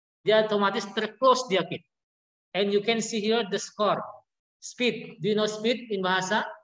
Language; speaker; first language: English; non-native, learner; Indonesian